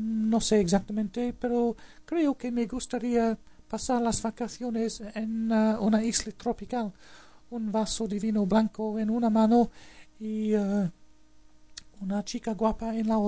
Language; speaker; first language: Spanish; non-native, learner; English